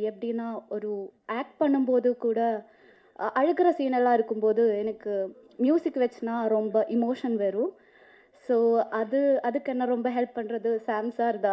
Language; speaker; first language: Tamil; non-native, fluent; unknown